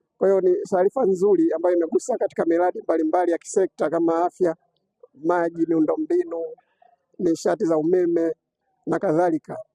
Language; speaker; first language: Swahili; native; Swahili